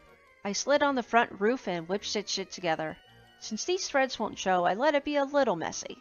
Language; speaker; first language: English; native; English